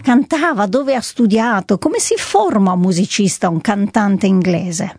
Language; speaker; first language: Italian; native; Italian